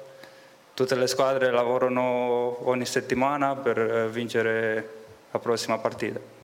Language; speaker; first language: Italian; non-native, fluent; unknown